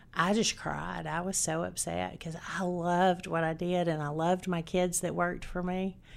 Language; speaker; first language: English; native; English